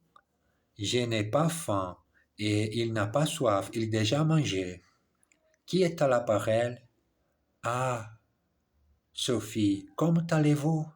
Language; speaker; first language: French; non-native, learner; English